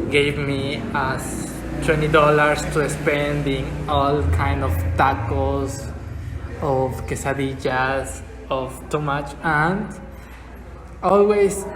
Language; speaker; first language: English; non-native, learner; Spanish